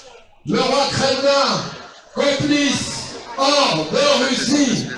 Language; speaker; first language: French; non-native, fluent; Ukrainian